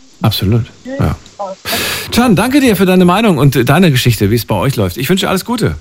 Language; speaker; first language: German; native; German